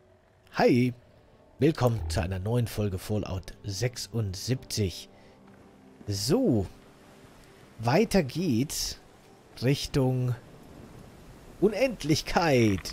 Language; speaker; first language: German; native; German